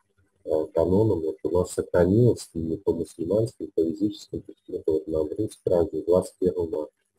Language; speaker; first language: Russian; native; Russian